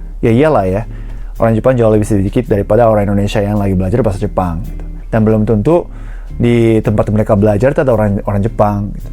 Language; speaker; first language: Indonesian; non-native, fluent; Japanese